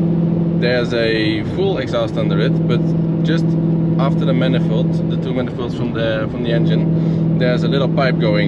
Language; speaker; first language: English; non-native, fluent; Dutch